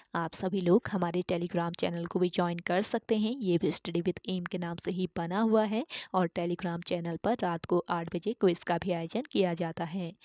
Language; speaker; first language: Hindi; native; Hindi